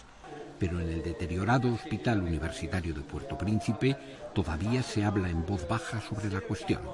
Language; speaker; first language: Spanish; native; Spanish